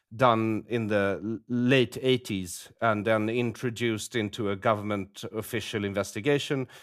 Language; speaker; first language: English; non-native, fluent; Swedish